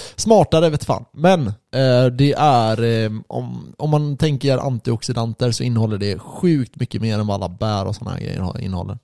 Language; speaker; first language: Swedish; native; Swedish